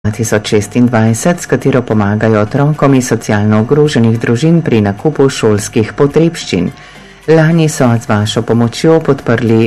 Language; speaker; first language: Slovenian; native; Slovenian